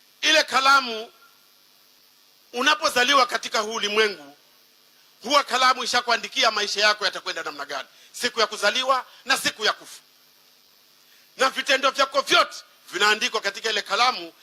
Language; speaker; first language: Swahili; native; Swahili